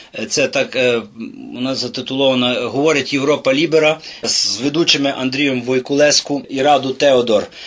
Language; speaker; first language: Ukrainian; native; Ukrainian